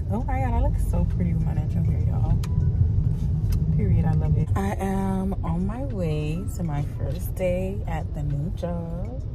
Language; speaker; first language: English; native; English